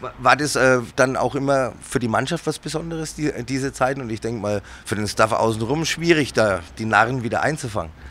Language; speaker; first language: German; native; German